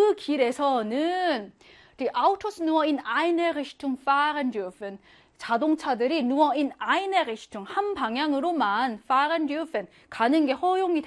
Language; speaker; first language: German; non-native, fluent; Korean